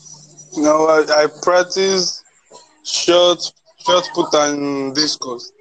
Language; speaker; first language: English; non-native, local second language; Igbo